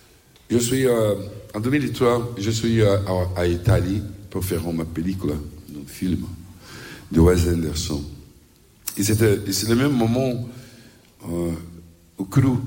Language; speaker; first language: French; non-native, learner; Portuguese